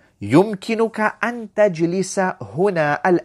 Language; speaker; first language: Arabic; non-native, fluent; English